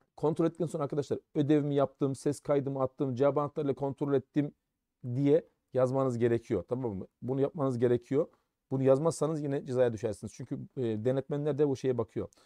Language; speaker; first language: Turkish; early bilingual, heritage; German